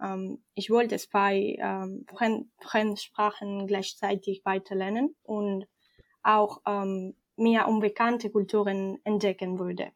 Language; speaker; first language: German; non-native, fluent; Spanish